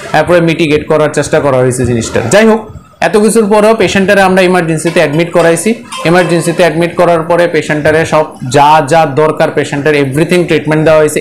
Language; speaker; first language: Bangla; native; Bangla